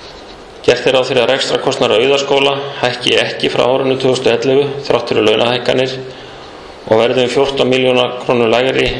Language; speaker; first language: Icelandic; native; Icelandic